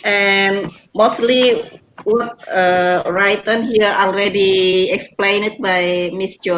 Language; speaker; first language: English; non-native, learner; Indonesian